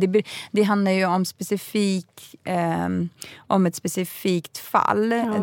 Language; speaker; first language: Swedish; native; Swedish